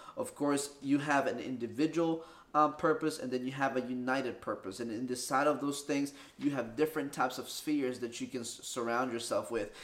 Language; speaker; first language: English; early bilingual, other home language; Spanish